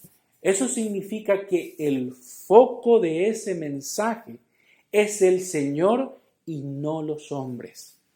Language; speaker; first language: Spanish; native; Spanish